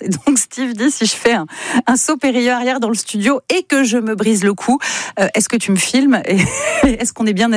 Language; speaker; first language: French; native; French